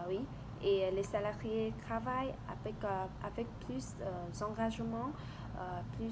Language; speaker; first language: French; non-native, learner; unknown